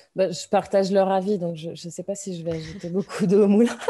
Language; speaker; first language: French; native; French